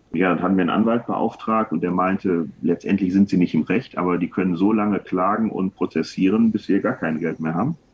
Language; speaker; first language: German; native; German